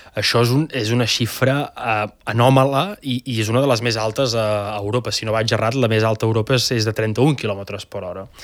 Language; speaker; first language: Catalan; native; Catalan